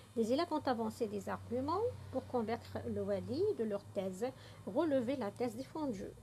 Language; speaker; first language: French; non-native, local second language; Arabic